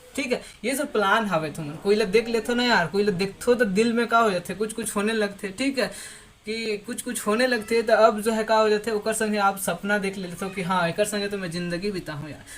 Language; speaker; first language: Hindi; native; Hindi